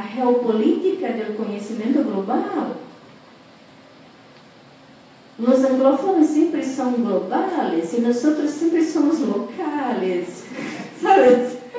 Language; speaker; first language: Spanish; non-native, fluent; Portuguese